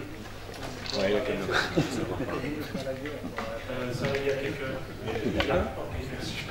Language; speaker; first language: French; non-native, local second language; Dutch